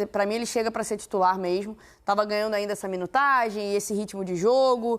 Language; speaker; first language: Portuguese; native; Portuguese